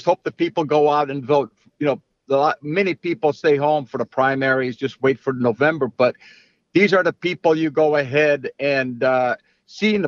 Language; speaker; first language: English; early bilingual, other home language; Italian